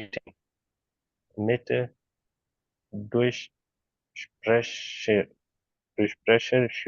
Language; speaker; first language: German; non-native, learner; Urdu